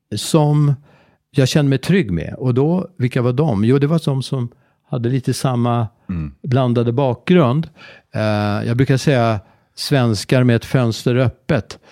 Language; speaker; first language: Swedish; native; Swedish